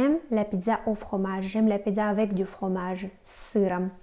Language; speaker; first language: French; non-native, fluent; Russian